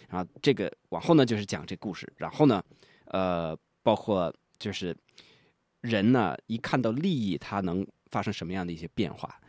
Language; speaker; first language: Chinese; native; Chinese